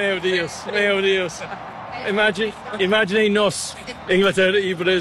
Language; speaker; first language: Portuguese; non-native, learner; English